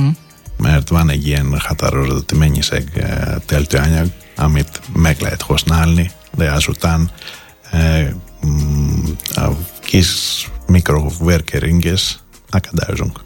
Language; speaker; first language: Hungarian; non-native, fluent; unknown